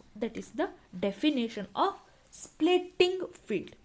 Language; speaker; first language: English; non-native, local second language; Kannada